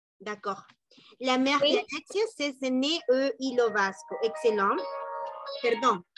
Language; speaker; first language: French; non-native, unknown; Spanish